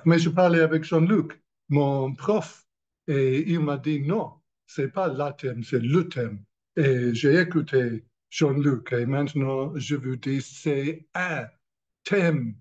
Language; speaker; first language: French; non-native, learner; English